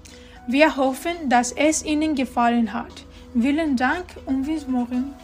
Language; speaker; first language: German; non-native, learner; Spanish